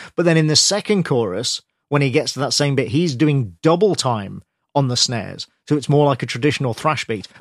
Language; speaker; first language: English; native; English